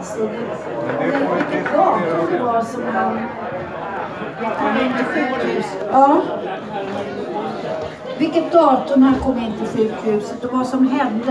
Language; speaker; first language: Swedish; non-native, fluent; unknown